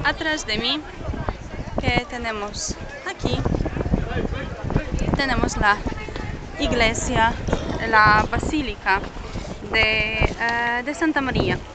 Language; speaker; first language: Spanish; non-native, fluent; Polish